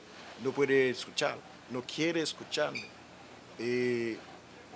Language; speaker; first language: Spanish; non-native, learner; Haitian Creole